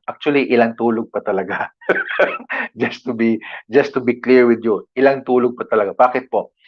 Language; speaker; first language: Filipino; non-native, local second language; Cebuano